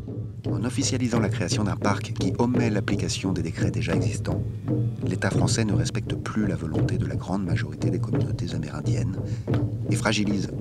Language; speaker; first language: French; native; French